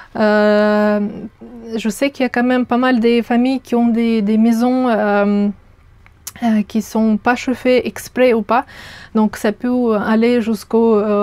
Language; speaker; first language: French; non-native, fluent; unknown